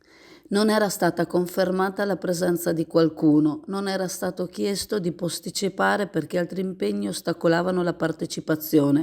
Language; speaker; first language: Italian; native; Italian